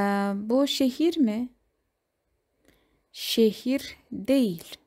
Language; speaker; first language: Turkish; non-native, fluent; Kazakh